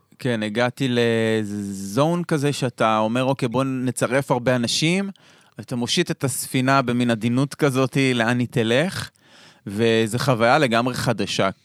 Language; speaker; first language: Hebrew; native; Hebrew